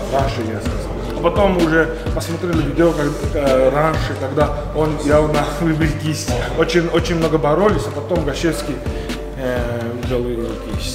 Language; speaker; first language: Russian; non-native, fluent; Georgian